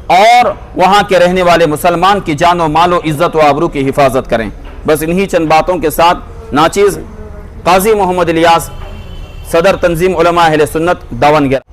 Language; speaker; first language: Urdu; native; Urdu